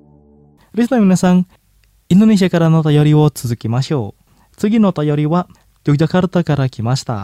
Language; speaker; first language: Japanese; non-native, fluent; Indonesian